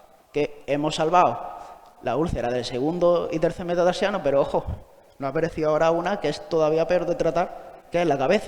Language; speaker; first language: Spanish; native; Spanish